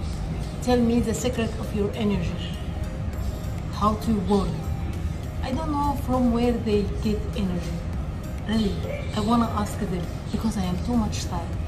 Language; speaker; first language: English; non-native, learner; Arabic